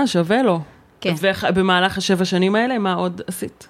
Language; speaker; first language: Hebrew; native; Hebrew